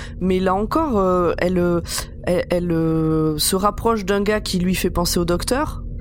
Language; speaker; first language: French; native; French